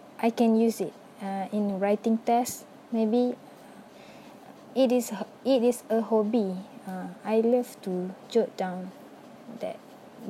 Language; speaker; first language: English; non-native, local second language; Malay